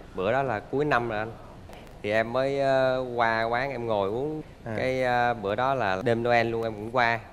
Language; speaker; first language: Vietnamese; native; Vietnamese